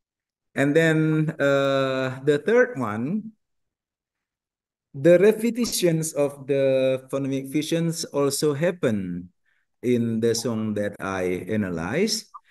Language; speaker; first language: English; non-native, learner; Indonesian